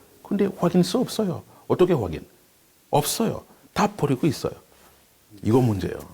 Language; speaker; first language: Korean; non-native, learner; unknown